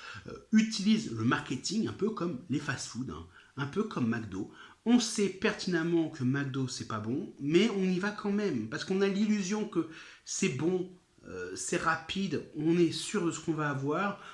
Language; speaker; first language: French; native; French